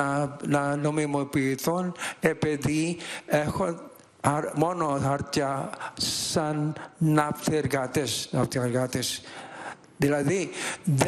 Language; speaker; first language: Greek; non-native, learner; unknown